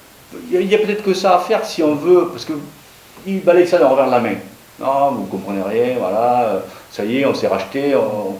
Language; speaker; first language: French; native; French